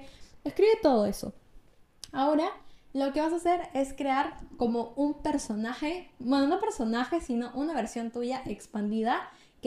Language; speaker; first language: Spanish; native; Spanish